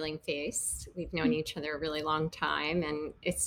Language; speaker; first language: English; native; English